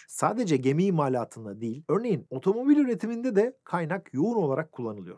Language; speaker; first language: Turkish; native; Turkish